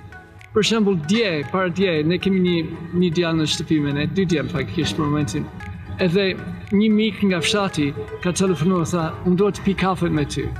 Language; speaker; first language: Albanian; non-native, learner; English